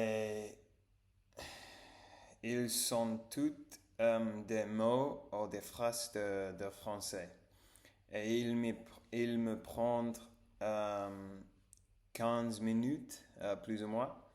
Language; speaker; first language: French; non-native, learner; English